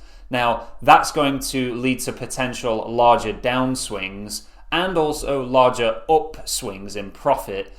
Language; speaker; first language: English; native; English